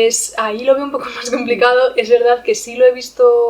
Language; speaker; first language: Spanish; native; Spanish